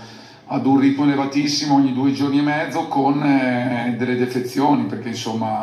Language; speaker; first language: Italian; native; Italian